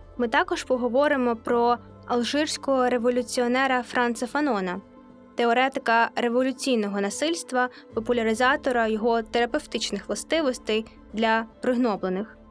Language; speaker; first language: Ukrainian; native; Ukrainian